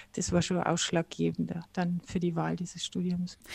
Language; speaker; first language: German; native; German